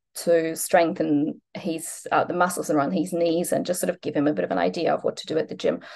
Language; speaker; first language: English; non-native, fluent; Polish